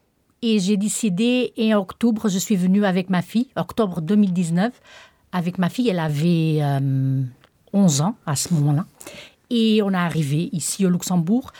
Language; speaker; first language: French; non-native, fluent; Portuguese